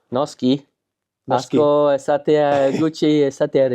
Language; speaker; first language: Basque; non-native, learner; English